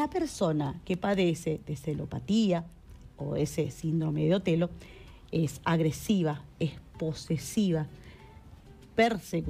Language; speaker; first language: Spanish; native; Spanish